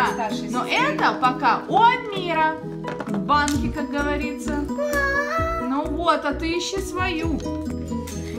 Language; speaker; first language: Russian; native; Russian